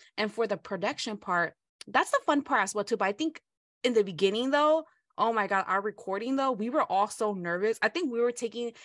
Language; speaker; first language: English; early bilingual, other home language; Hmong